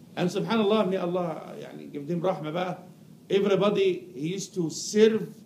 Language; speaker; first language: English; non-native, fluent; Arabic